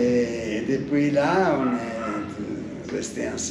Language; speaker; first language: French; non-native, fluent; Italian